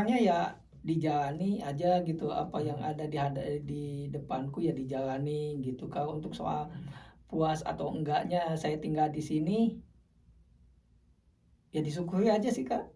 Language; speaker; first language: Indonesian; native; Indonesian